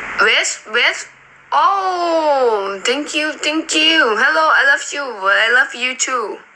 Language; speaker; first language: English; non-native, learner; Thai